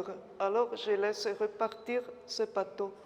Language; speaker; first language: French; non-native, fluent; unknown